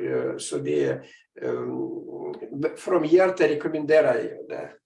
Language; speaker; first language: Swedish; non-native, fluent; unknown